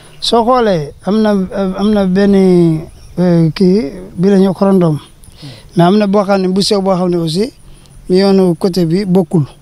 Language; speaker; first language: Wolof; non-native, fluent; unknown